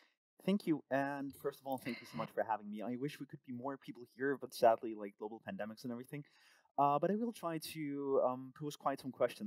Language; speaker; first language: English; non-native, fluent; Danish